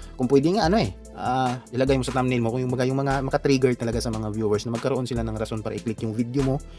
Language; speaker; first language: Filipino; non-native, local second language; Cebuano